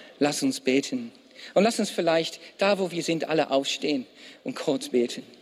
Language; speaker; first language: German; non-native, fluent; English